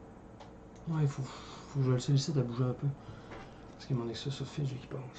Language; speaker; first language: French; native; French